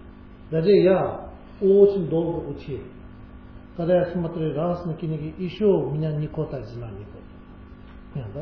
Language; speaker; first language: Russian; non-native, learner; Tibetan